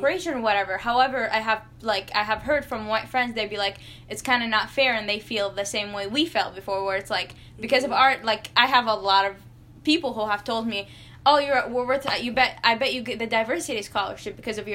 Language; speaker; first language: English; non-native, fluent; Arabic